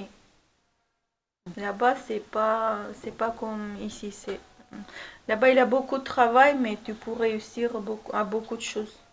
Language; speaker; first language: French; non-native, learner; Armenian